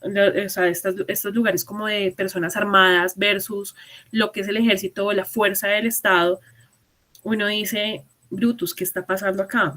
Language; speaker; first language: Spanish; native; Spanish